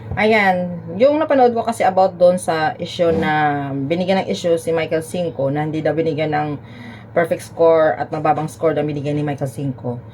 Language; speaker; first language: Filipino; native; Filipino